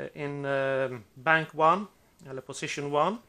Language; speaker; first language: English; non-native, fluent; Norwegian